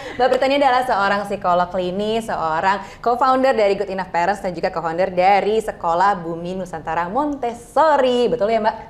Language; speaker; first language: Indonesian; native; Indonesian